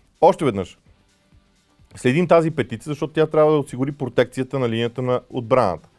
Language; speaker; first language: Bulgarian; native; Bulgarian